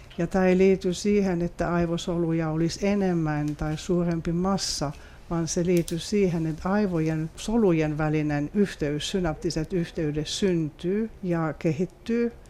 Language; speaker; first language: Finnish; non-native, fluent; French